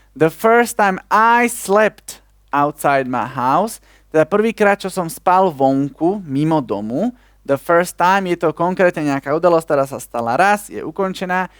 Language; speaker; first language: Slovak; native; Slovak